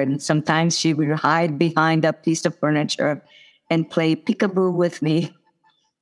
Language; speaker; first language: English; non-native, fluent; Italian